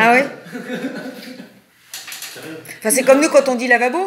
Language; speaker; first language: French; native; French